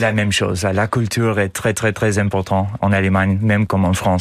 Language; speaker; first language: French; non-native, learner; English